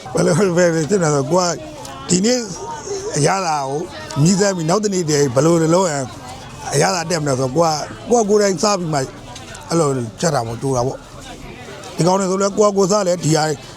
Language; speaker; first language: Burmese; native; Burmese